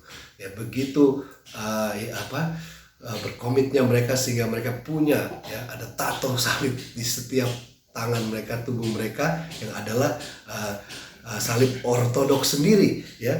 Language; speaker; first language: Indonesian; native; Indonesian